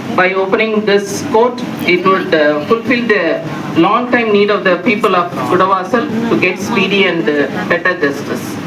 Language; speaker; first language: English; non-native, local second language; Tamil